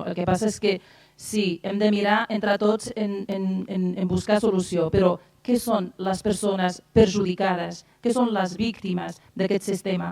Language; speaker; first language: Catalan; non-native, fluent; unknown